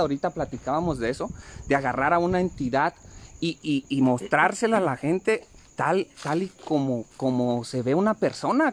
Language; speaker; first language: Spanish; native; Spanish